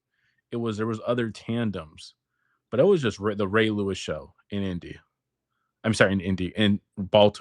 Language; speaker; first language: English; native; English